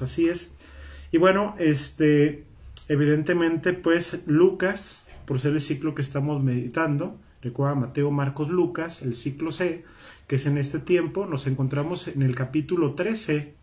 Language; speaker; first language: Spanish; native; Spanish